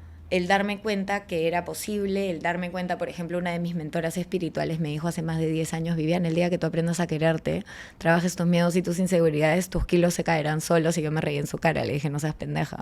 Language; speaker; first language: Spanish; native; Spanish